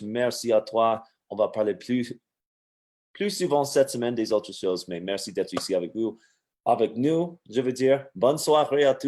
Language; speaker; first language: French; non-native, fluent; English